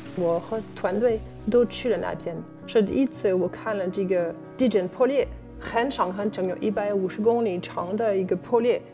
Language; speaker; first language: Chinese; non-native, fluent; French